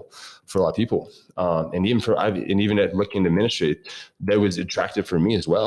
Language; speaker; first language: English; native; English